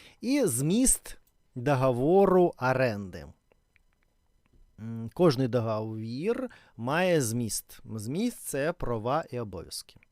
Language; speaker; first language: Ukrainian; non-native, learner; Russian